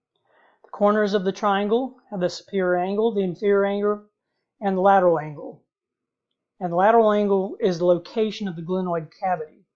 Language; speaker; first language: English; native; English